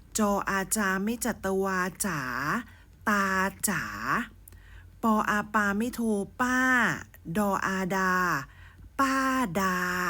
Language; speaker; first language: Thai; native; Thai